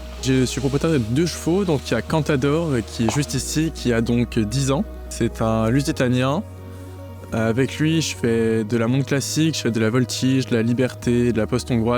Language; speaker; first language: French; native; French